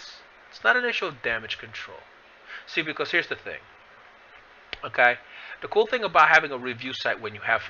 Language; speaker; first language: English; native; English